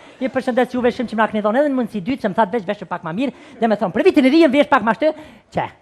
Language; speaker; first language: Albanian; native; Albanian